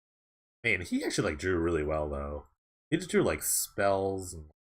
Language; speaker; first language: English; native; English